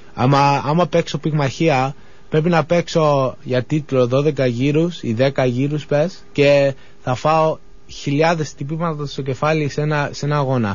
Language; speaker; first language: Greek; early bilingual, other home language; English